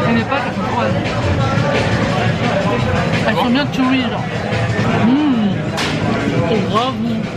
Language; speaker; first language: French; native; French